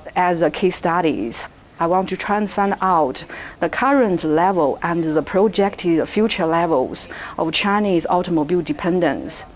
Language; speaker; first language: English; non-native, fluent; Chinese